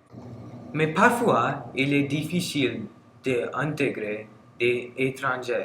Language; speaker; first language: French; non-native, learner; English